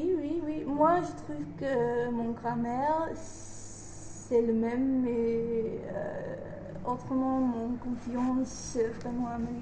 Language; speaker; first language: French; non-native, learner; English